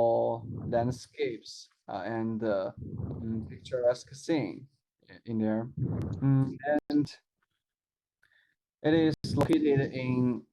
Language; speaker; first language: English; non-native, learner; Chinese